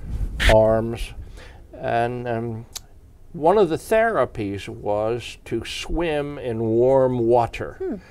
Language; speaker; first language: English; native; English